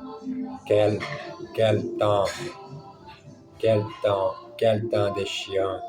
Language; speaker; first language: French; non-native, learner; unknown